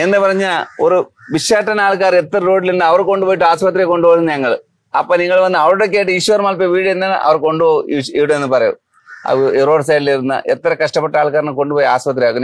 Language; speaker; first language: Malayalam; non-native, learner; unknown